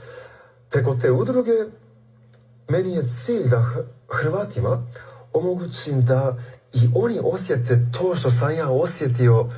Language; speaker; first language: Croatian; non-native, fluent; Japanese